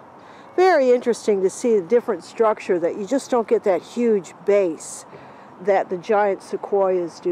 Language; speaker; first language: English; native; English